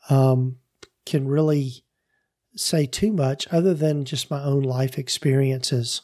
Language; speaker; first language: English; native; English